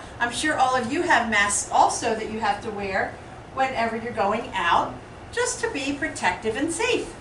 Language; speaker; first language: English; native; English